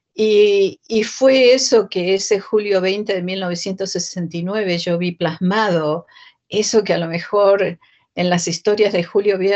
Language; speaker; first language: Spanish; native; Spanish